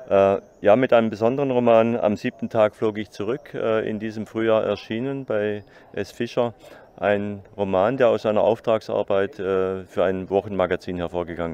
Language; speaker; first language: German; native; German